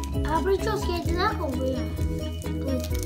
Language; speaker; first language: Russian; early bilingual, heritage; Russian